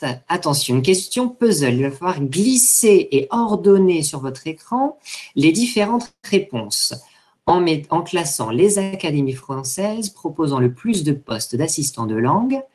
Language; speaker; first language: French; native; French